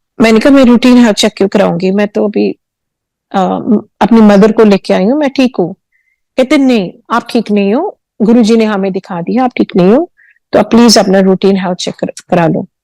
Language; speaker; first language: Hindi; early bilingual, heritage; Hindi